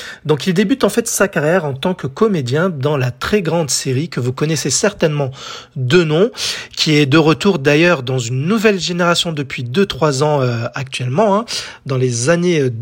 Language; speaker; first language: French; native; French